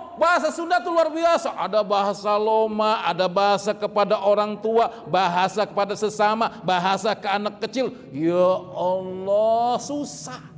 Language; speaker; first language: Indonesian; native; Indonesian